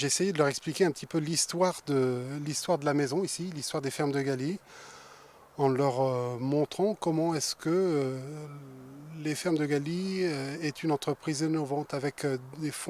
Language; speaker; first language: French; native; French